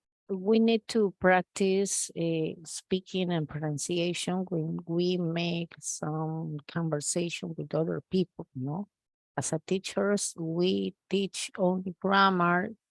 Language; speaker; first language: English; non-native, learner; Spanish